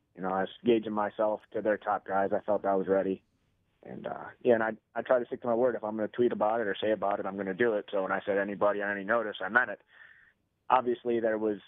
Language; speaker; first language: English; native; English